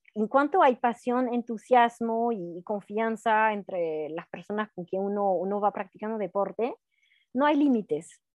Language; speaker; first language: Spanish; non-native, fluent; French